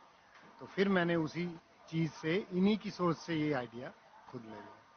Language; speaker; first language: Hindi; native; Hindi